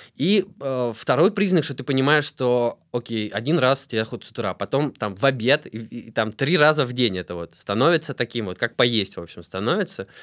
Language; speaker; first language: Russian; native; Russian